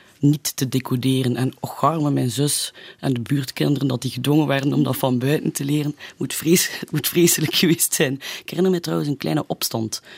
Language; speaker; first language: Dutch; native; Dutch